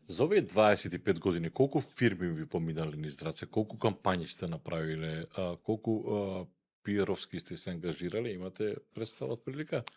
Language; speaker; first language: Macedonian; native; Macedonian